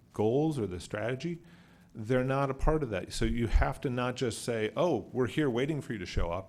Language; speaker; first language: English; native; English